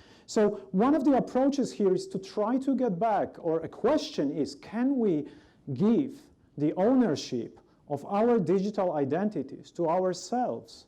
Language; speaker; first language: English; non-native, fluent; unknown